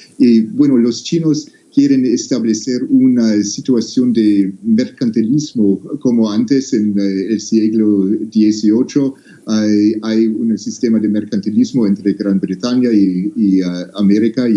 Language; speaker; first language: Spanish; non-native, fluent; English